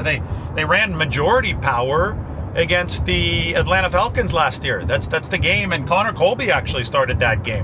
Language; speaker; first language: English; native; English